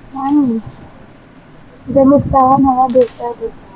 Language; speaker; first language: Persian; non-native, learner; Urdu